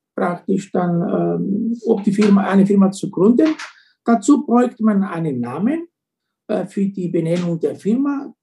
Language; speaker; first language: German; non-native, fluent; Greek